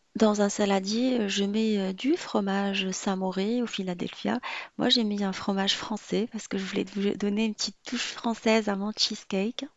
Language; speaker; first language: French; non-native, local second language; Arabic